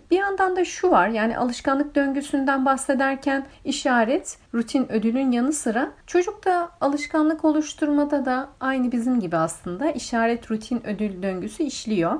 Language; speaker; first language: Turkish; native; Turkish